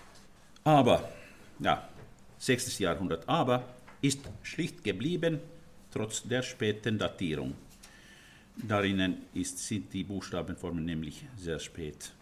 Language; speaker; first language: German; non-native, fluent; Finnish